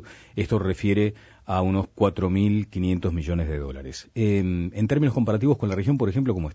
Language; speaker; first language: Spanish; native; Spanish